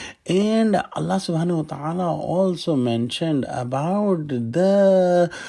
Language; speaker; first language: English; non-native, local second language; Urdu